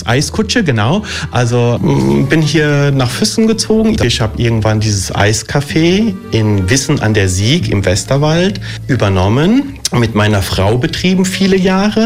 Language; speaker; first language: German; early bilingual, other home language; Italian